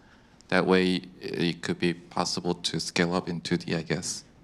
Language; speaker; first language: English; non-native, fluent; Korean